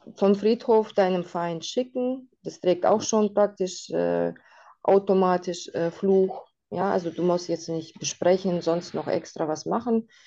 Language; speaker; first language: German; non-native, fluent; Russian